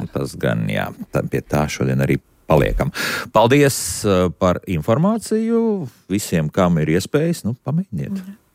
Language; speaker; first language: Latvian; native; Latvian